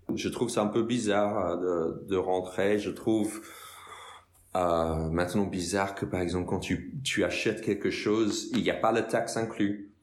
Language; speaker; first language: French; non-native, fluent; English